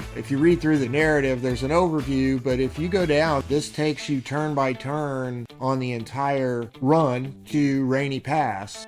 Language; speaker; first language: English; native; English